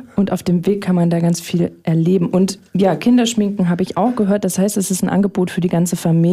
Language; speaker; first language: German; native; German